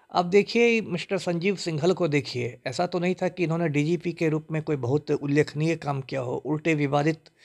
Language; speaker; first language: Hindi; native; Hindi